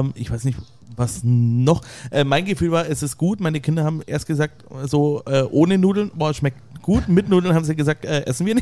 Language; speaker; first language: German; native; German